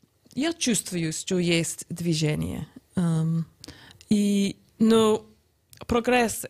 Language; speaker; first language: Russian; non-native, learner; English